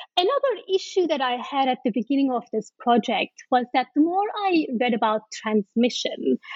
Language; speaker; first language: English; non-native, fluent; Turkish